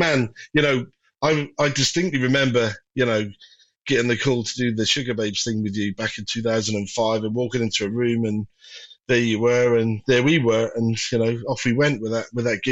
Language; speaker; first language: English; native; English